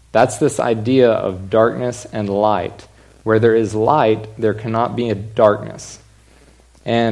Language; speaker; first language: English; native; English